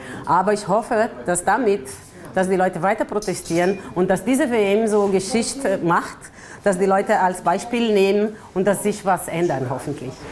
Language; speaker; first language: German; non-native, fluent; Portuguese